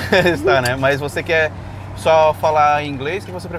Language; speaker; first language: Portuguese; native; Portuguese